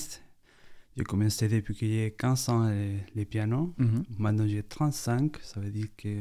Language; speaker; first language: French; non-native, fluent; Spanish